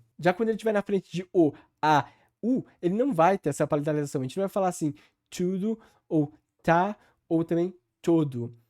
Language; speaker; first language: Portuguese; native; Portuguese